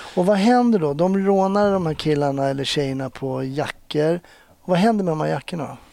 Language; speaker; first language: Swedish; native; Swedish